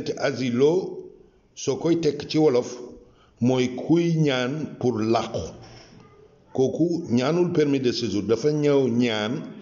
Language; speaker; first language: Wolof; native; Wolof